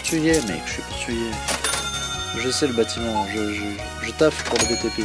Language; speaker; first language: French; native; French